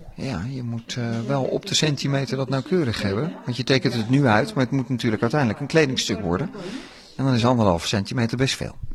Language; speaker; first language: Dutch; native; Dutch